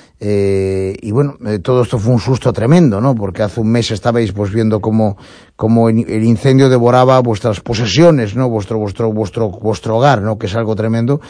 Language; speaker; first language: Spanish; native; Spanish